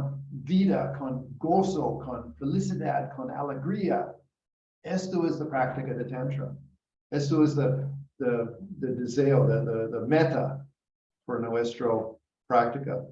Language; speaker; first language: Spanish; non-native, learner; English